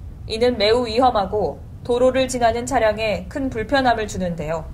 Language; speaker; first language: Korean; native; Korean